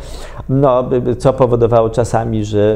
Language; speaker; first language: Polish; native; Polish